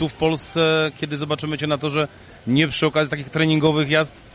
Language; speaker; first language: Polish; native; Polish